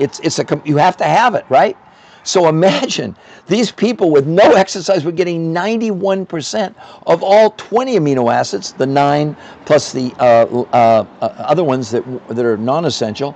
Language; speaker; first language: English; native; English